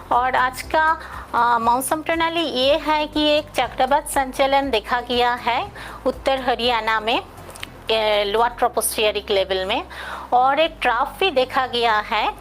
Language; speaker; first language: Hindi; non-native, local second language; Bangla